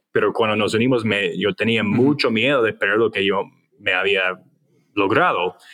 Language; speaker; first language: Spanish; non-native, fluent; English